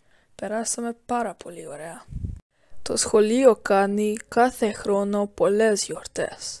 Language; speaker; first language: Greek; early bilingual, heritage; Greek